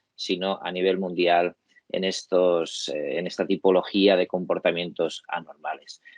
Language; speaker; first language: Spanish; native; Spanish